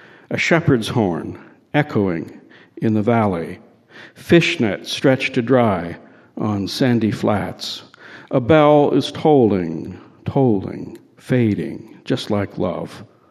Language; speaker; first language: English; native; English